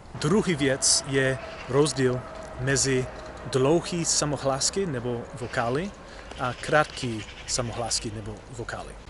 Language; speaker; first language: Czech; non-native, learner; English